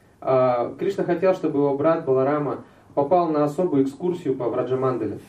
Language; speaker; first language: Russian; native; Russian